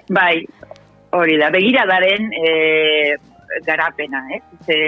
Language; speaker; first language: Basque; non-native, local second language; Spanish